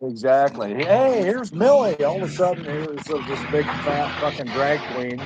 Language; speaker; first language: English; native; English